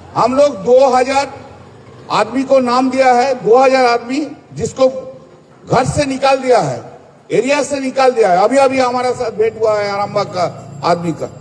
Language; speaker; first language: Hindi; non-native, local second language; Bangla